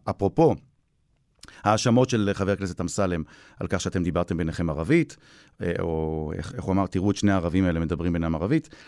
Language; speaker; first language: Hebrew; native; Hebrew